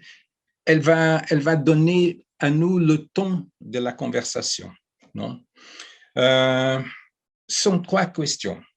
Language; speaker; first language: French; non-native, fluent; Portuguese